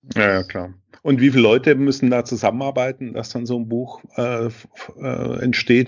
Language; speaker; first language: German; native; German